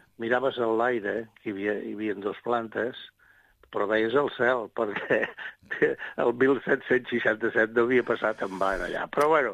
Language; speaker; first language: Catalan; native; Catalan